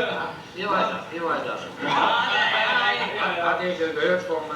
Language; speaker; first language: German; non-native, learner; Dutch